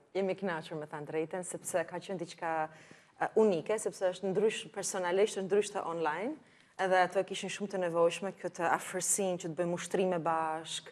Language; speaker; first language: Albanian; native; Albanian